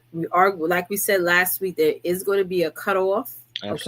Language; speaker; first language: English; native; English